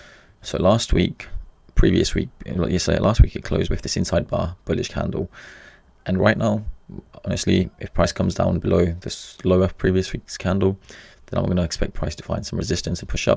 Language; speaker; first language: English; native; English